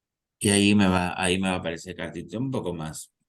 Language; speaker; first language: Spanish; native; Spanish